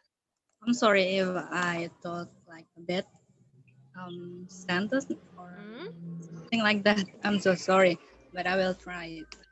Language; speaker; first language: English; non-native, learner; Indonesian